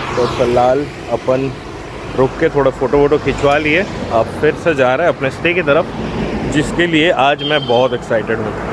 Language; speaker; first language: Hindi; non-native, local second language; Bangla